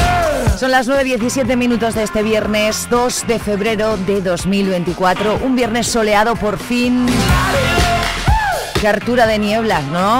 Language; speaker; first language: Spanish; native; Spanish